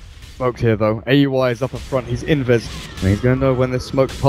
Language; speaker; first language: English; native; English